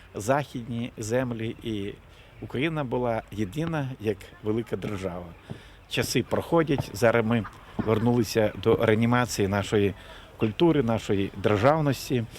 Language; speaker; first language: Ukrainian; native; Ukrainian